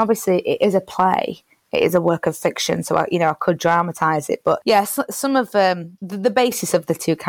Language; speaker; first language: English; native; English